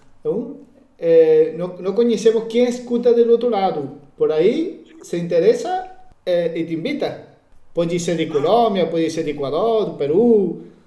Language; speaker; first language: Portuguese; non-native, learner; Spanish